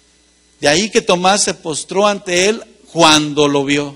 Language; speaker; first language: Spanish; native; Spanish